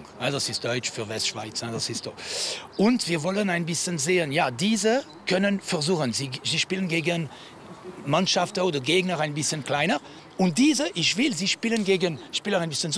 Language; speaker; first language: German; non-native, local second language; French